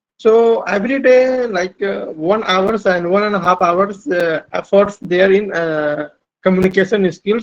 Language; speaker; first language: English; non-native, learner; Hindi